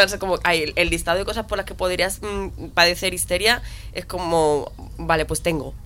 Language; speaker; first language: Spanish; native; Spanish